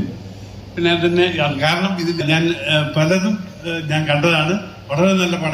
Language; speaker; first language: Malayalam; native; Malayalam